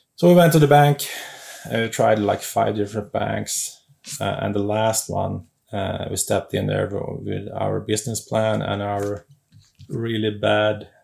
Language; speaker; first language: English; non-native, fluent; Swedish